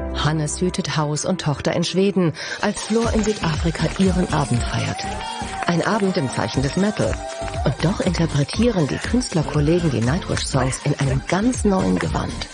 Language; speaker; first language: German; native; German